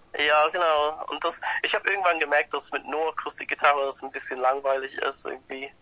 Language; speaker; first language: German; non-native, fluent; English